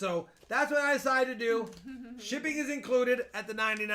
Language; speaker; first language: English; native; English